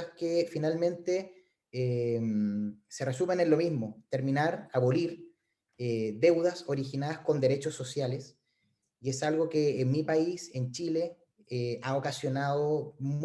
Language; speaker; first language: Spanish; native; Spanish